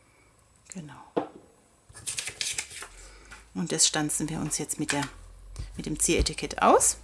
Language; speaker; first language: German; native; German